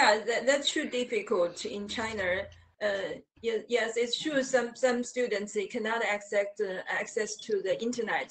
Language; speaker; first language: English; non-native, learner; Chinese